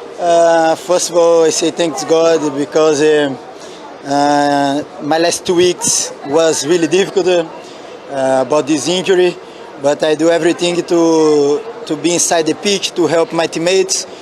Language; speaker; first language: English; non-native, learner; Portuguese